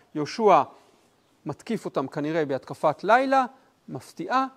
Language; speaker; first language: Hebrew; native; Hebrew